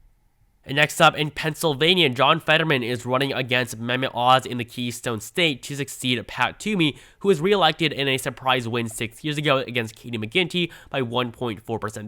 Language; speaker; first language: English; native; English